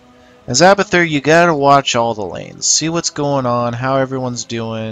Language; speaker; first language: English; native; English